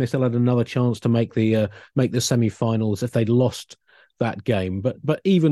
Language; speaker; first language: English; native; English